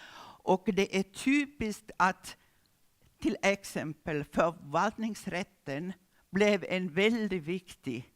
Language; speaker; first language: Swedish; non-native, local second language; Finnish